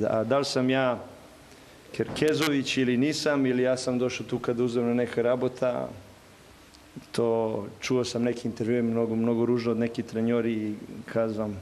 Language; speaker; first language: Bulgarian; non-native, learner; Serbian